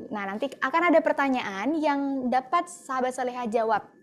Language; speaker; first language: Indonesian; native; Indonesian